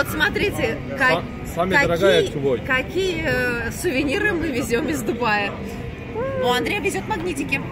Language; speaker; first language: Russian; native; Russian